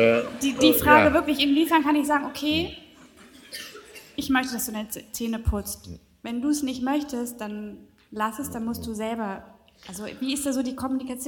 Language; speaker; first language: German; native; German